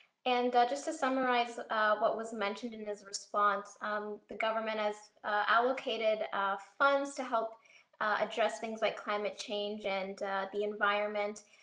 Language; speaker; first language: English; native; English